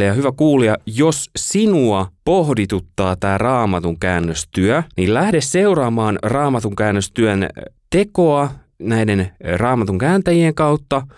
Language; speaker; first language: Finnish; native; Finnish